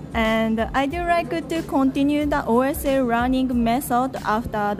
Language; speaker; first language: English; non-native, learner; Japanese